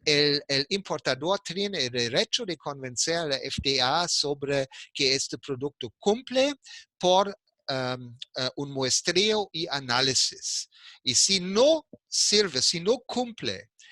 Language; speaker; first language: Spanish; non-native, fluent; German